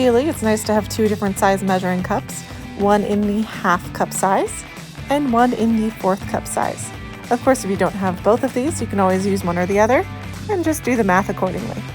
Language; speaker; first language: English; native; English